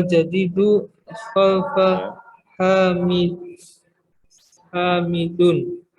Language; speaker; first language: Arabic; non-native, learner; Indonesian